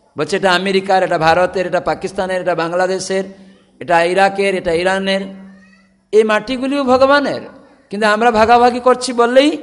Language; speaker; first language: Bangla; non-native, fluent; Odia